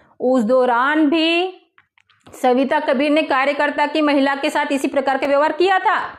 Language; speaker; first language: Hindi; non-native, local second language; Marathi